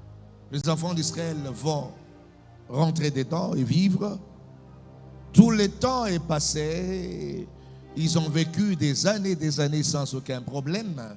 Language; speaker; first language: French; non-native, local second language; Lingala